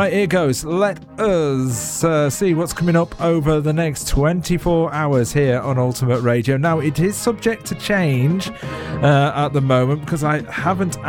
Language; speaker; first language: English; native; English